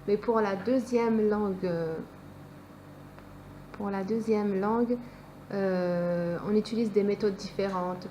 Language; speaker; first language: French; native; French